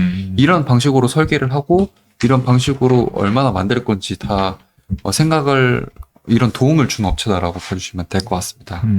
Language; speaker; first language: Korean; native; Korean